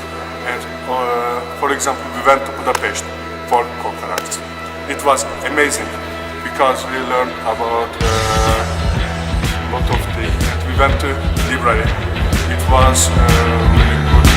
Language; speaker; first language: English; non-native, learner; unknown